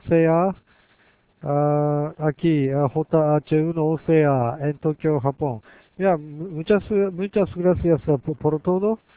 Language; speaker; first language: Spanish; non-native, learner; Japanese